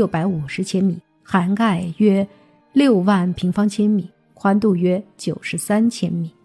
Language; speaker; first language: Chinese; native; Chinese